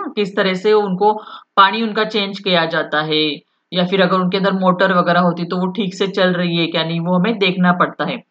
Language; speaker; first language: Hindi; non-native, local second language; Marathi